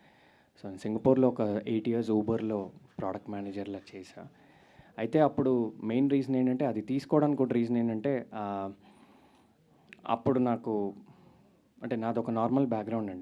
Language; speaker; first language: Telugu; native; Telugu